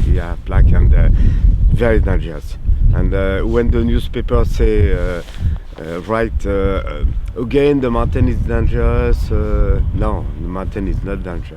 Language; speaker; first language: English; non-native, learner; French